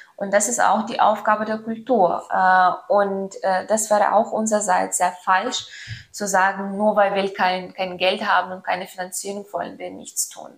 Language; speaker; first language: German; non-native, fluent; Ukrainian